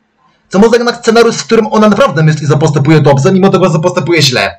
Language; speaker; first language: Polish; native; Polish